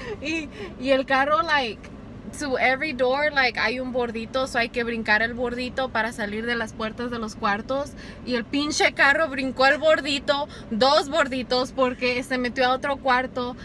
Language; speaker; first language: Spanish; early bilingual, heritage; Spanish